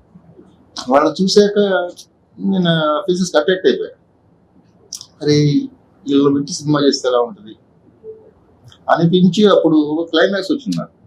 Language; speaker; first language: Telugu; native; Telugu